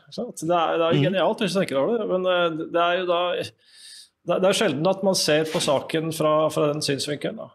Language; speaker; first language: Norwegian; native; Norwegian